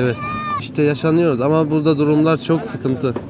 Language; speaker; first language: Turkish; non-native, fluent; Arabic